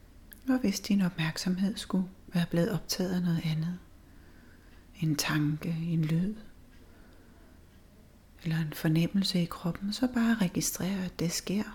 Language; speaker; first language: Danish; native; Danish